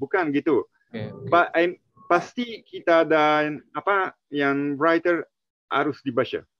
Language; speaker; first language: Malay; non-native, learner; Italian